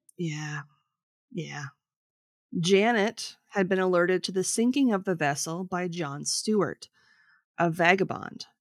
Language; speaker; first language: English; native; English